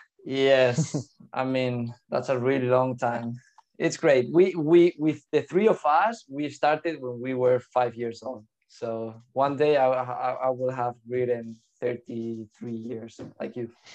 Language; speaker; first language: English; non-native, fluent; Spanish